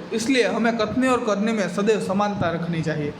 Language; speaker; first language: Hindi; non-native, local second language; Gujarati